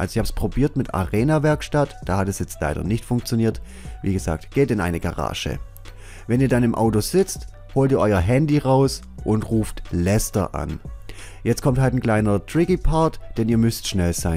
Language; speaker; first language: German; native; German